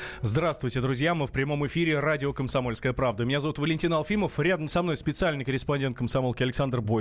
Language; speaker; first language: Russian; native; Russian